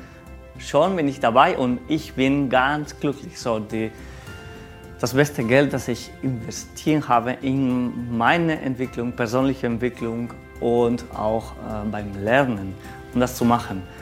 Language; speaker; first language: German; non-native, learner; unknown